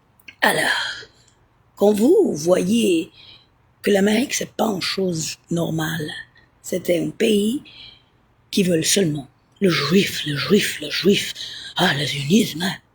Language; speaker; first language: French; non-native, fluent; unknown